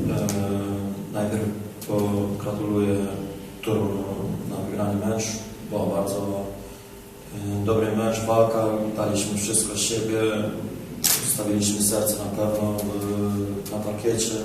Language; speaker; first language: Polish; non-native, fluent; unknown